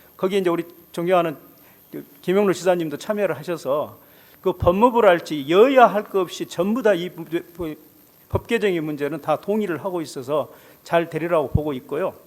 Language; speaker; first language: Korean; native; Korean